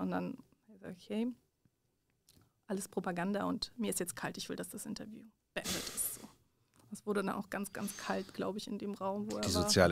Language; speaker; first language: German; early bilingual, other home language; Persian